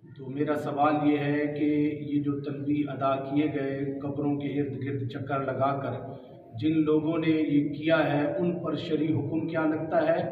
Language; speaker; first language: Urdu; non-native, local second language; Saraiki